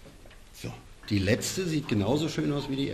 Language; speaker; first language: German; native; German